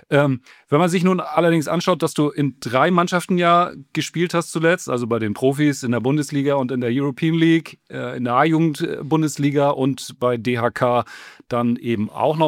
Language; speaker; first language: German; native; German